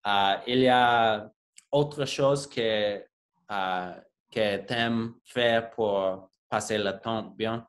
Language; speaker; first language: French; non-native, learner; English